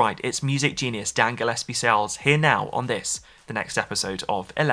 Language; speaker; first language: English; native; English